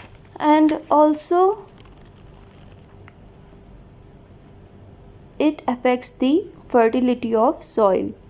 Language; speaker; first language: English; non-native, local second language; Urdu